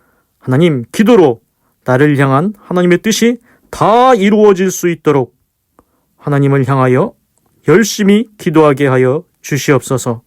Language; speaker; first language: Korean; native; Korean